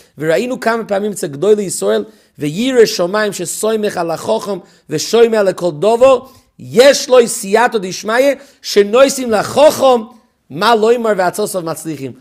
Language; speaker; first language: Hebrew; early bilingual, heritage; Hebrew